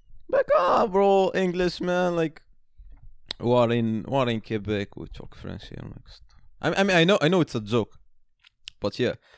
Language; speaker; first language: English; non-native, fluent; Arabic